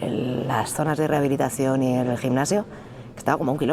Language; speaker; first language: Spanish; native; Spanish